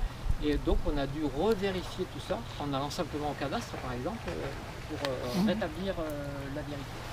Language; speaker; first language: French; native; French